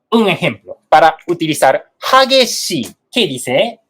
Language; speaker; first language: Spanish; non-native, fluent; Japanese